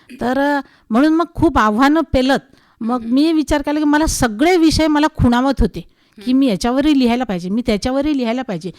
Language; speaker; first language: Marathi; non-native, local second language; Hindi